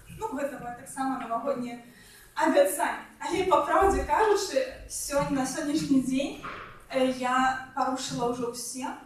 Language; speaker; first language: Belarusian; non-native, local second language; Russian